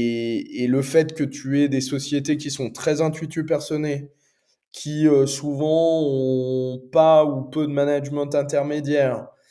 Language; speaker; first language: French; native; French